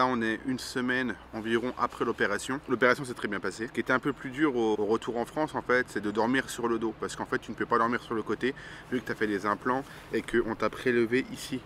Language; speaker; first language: French; native; French